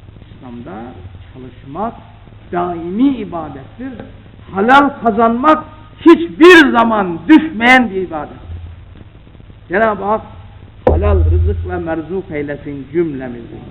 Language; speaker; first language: Turkish; native; Turkish